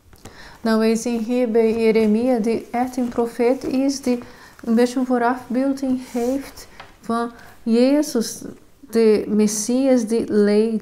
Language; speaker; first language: Dutch; non-native, fluent; Portuguese